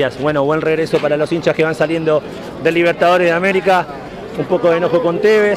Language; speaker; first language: Spanish; native; Spanish